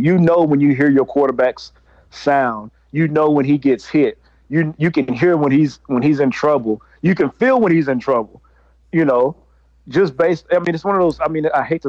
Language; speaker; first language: English; native; English